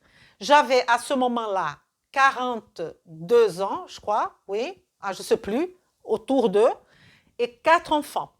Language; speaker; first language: French; non-native, fluent; Portuguese